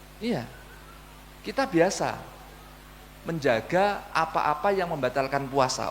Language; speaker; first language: Indonesian; non-native, local second language; Javanese